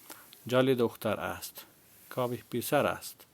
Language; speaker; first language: Persian; non-native, fluent; Urdu